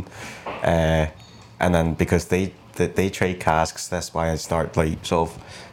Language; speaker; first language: English; non-native, local second language; Cantonese